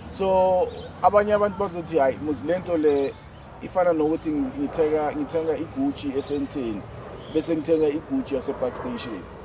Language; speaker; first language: Zulu; non-native, local second language; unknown